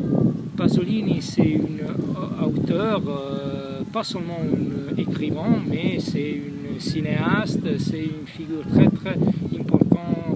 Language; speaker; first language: French; non-native, fluent; Italian